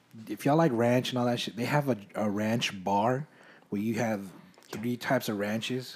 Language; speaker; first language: English; early bilingual, other home language; Spanish